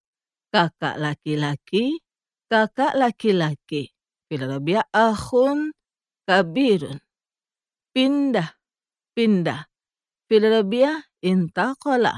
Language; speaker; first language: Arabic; non-native, fluent; Indonesian